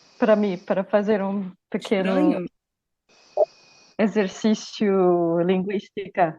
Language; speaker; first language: Portuguese; non-native, learner; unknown